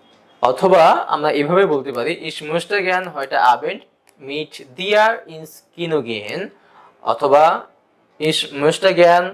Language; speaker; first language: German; non-native, fluent; Bangla